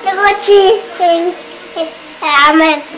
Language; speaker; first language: Cantonese; early bilingual, heritage; Cantonese